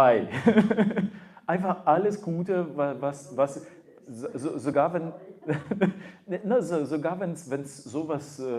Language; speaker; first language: German; non-native, fluent; Russian